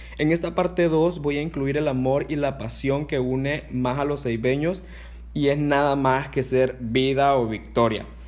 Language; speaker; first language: Spanish; non-native, local second language; English